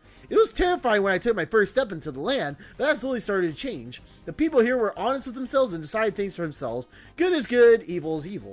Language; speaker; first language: English; native; English